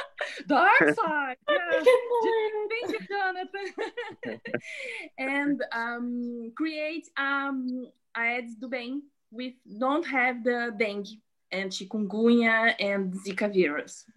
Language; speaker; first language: English; non-native, learner; Portuguese